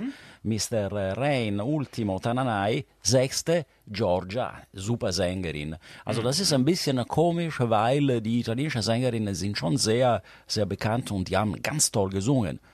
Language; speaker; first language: German; non-native, fluent; Italian